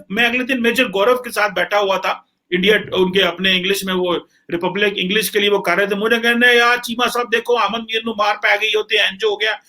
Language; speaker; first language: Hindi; non-native, local second language; Punjabi